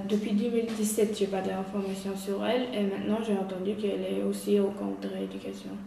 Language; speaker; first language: French; non-native, learner; Uyghur